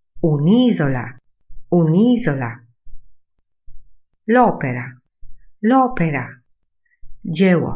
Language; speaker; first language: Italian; non-native, fluent; Polish